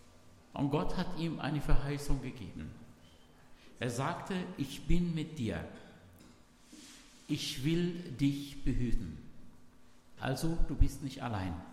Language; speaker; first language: German; non-native, fluent; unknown